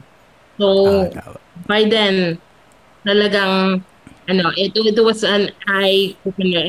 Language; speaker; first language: English; non-native, local second language; Filipino